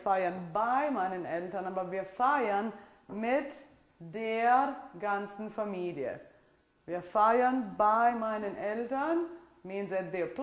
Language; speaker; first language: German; non-native, fluent; Italian